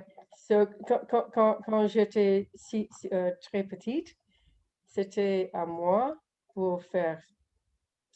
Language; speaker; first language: French; non-native, learner; English